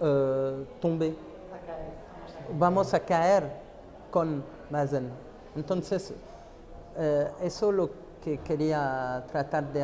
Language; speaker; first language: Spanish; non-native, fluent; French